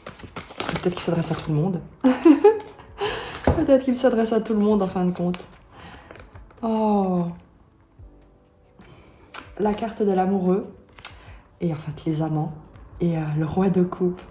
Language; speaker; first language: French; native; French